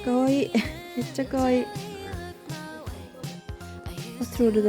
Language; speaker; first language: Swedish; non-native, learner; Japanese